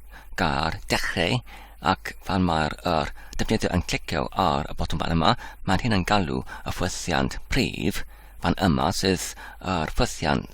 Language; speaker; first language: Welsh; non-native, learner; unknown